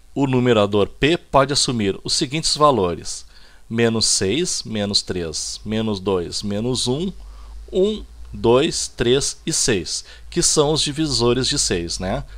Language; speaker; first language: Portuguese; native; Portuguese